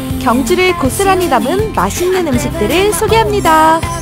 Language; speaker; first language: Korean; native; Korean